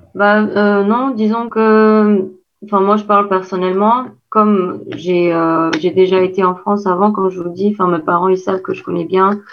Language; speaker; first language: French; non-native, fluent; Albanian